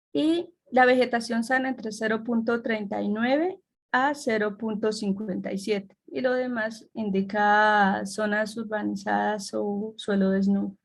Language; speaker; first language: Spanish; native; Spanish